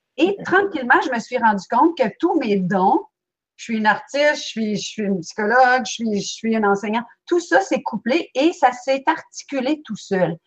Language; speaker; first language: French; native; French